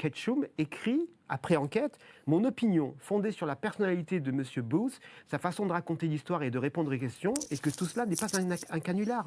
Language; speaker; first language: French; native; French